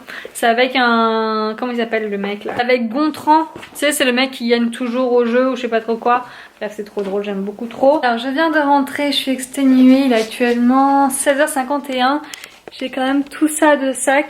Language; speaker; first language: French; native; French